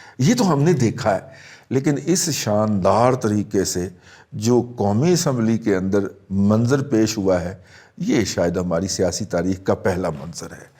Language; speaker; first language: Urdu; non-native, local second language; Punjabi